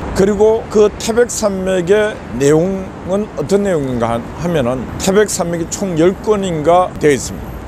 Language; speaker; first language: Korean; native; Korean